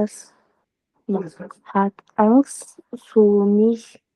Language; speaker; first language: German; non-native, learner; Spanish